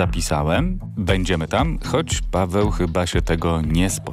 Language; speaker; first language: Polish; native; Polish